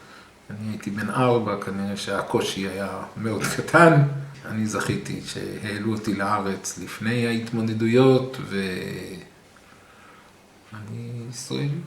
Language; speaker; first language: Hebrew; early bilingual, other home language; English